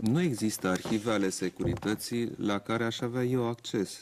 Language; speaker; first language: Romanian; non-native, local second language; German